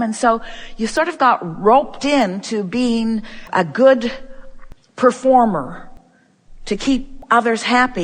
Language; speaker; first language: English; native; English